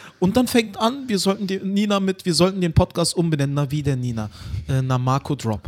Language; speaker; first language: German; early bilingual, other home language; Turkish